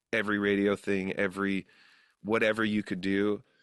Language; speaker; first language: English; native; English